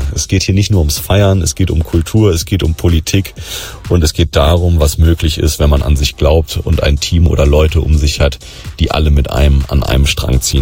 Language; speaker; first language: German; native; German